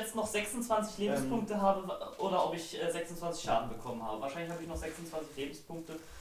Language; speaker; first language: German; native; German